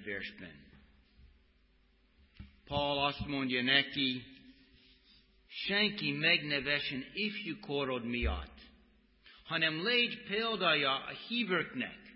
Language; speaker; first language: Hungarian; non-native, fluent; English